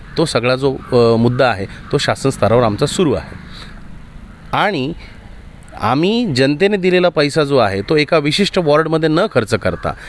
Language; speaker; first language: Marathi; native; Marathi